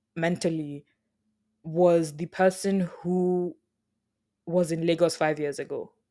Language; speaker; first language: English; non-native, local second language; Yoruba